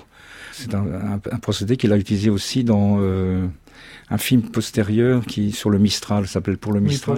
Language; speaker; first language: French; native; French